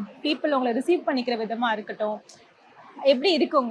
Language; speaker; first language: Tamil; native; Tamil